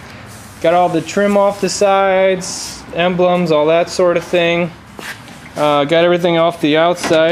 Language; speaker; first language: English; native; English